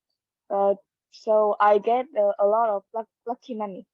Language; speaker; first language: English; non-native, learner; Vietnamese